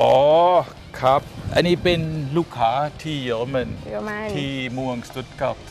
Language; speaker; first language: Thai; non-native, fluent; German